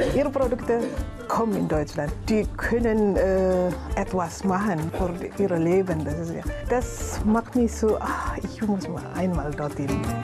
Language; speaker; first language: German; non-native, learner; Indonesian